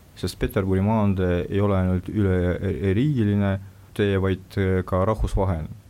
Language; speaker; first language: Estonian; non-native, local second language; Russian